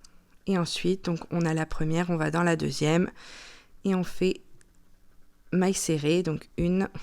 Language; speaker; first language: French; native; French